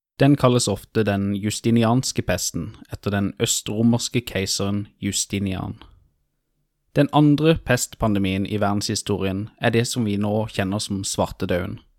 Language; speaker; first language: Norwegian; native; Norwegian